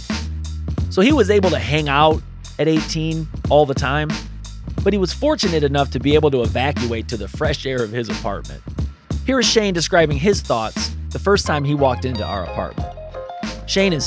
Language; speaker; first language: English; native; English